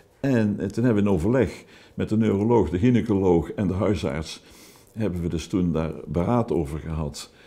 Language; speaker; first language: Dutch; native; Dutch